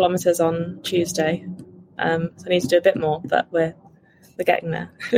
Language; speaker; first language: English; native; English